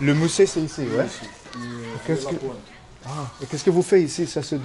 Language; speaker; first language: French; non-native, learner; Spanish